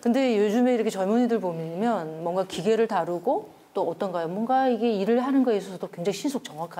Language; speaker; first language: Korean; native; Korean